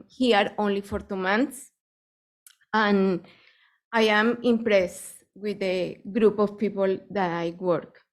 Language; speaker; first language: English; non-native, fluent; Spanish